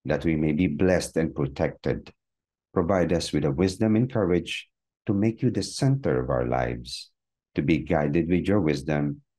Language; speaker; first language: English; non-native, local second language; Filipino